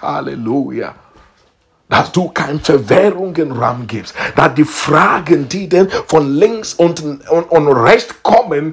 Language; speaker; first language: German; non-native, learner; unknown